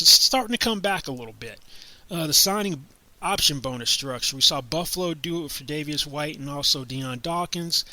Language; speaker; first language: English; native; English